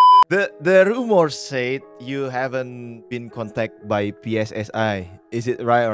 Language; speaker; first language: English; non-native, fluent; Indonesian